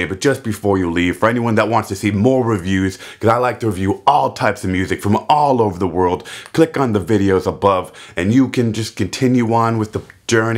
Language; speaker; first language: English; native; English